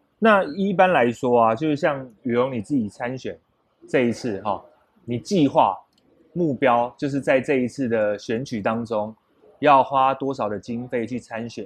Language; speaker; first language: Chinese; native; Chinese